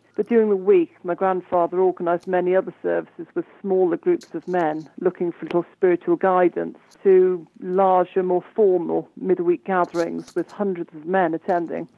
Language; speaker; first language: English; native; English